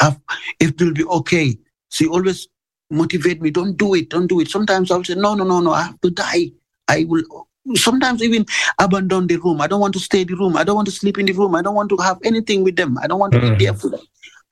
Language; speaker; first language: English; non-native, local second language; Mandingo